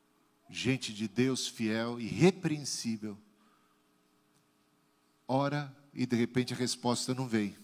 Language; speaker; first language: Portuguese; native; Portuguese